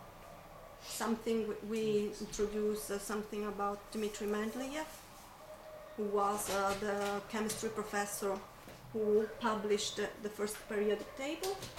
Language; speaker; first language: English; non-native, fluent; Italian